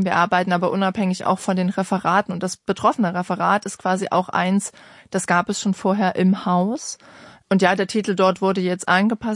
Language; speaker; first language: German; native; German